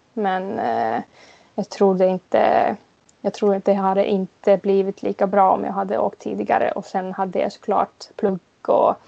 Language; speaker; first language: Swedish; non-native, local second language; Finnish